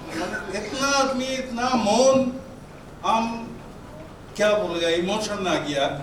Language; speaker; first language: Hindi; non-native, local second language; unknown